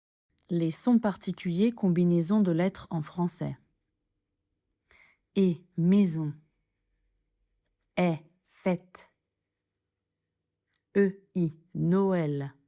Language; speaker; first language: French; non-native, fluent; Serbian